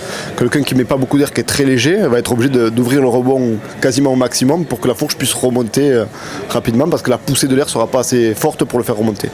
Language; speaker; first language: French; native; French